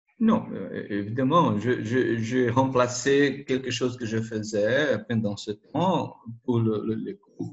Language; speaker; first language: French; non-native, learner; Portuguese